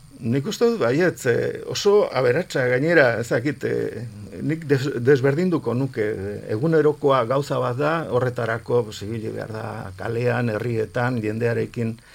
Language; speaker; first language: Basque; non-native, local second language; Spanish